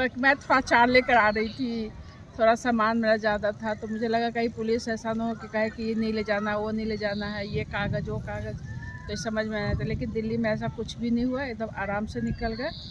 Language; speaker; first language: Hindi; native; Hindi